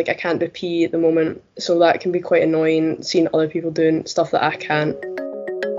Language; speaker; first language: English; native; English